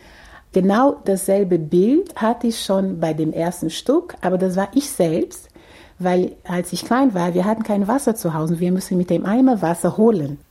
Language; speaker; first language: German; non-native, fluent; Portuguese